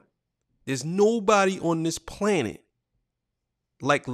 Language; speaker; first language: English; native; English